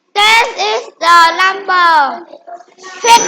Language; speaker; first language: English; non-native, learner; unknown